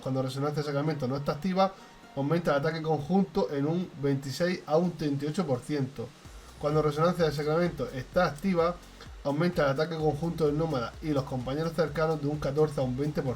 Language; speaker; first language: Spanish; native; Spanish